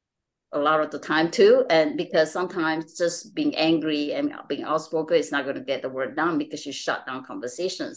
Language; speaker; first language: English; non-native, local second language; Chinese